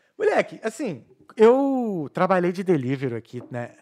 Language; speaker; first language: Portuguese; native; Portuguese